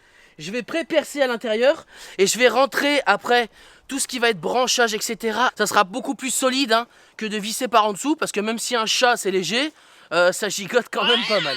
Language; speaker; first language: French; native; French